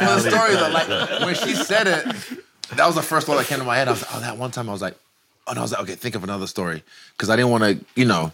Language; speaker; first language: English; non-native, local second language; Yoruba